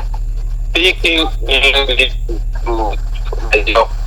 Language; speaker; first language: English; non-native, learner; French